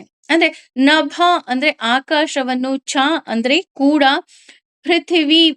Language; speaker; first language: Kannada; native; Kannada